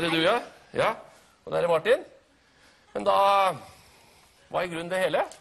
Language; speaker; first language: Norwegian; native; Norwegian